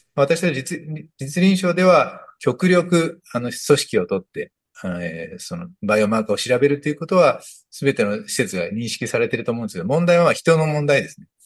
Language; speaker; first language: Japanese; native; Japanese